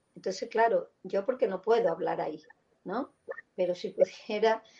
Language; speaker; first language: Spanish; native; Spanish